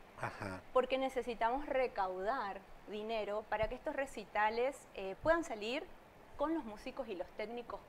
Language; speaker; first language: Spanish; native; Spanish